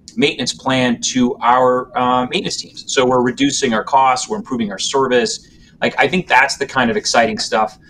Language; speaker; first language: English; native; English